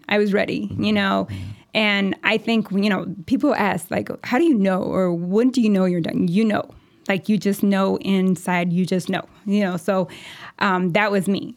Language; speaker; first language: English; early bilingual, other home language; Spanish